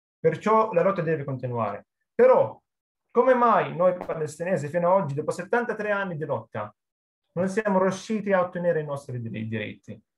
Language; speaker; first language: Italian; non-native, fluent; Arabic